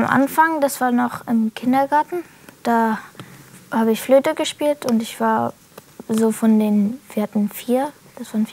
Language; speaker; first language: German; early bilingual, other home language; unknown